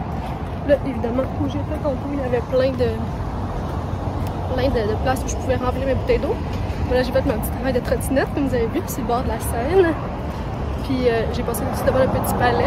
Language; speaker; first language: French; native; French